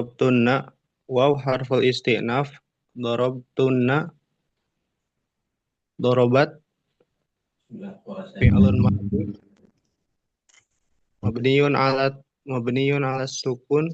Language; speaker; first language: Arabic; non-native, learner; Indonesian